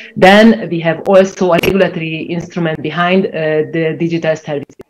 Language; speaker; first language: English; non-native, fluent; Ukrainian